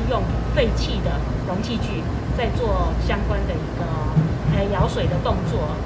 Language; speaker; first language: Chinese; native; Chinese